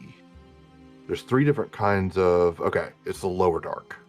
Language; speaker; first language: English; native; English